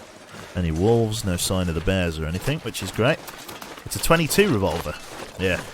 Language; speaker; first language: English; native; English